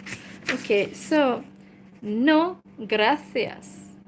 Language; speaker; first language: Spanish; non-native, learner; Hungarian